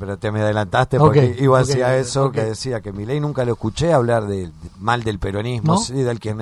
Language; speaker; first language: Spanish; native; Spanish